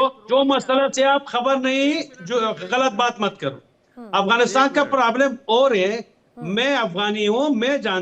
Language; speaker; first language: Hindi; non-native, fluent; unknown